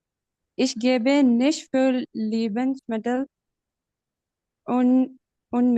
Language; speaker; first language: German; non-native, learner; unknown